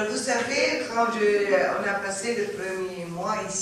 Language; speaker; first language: French; non-native, fluent; Arabic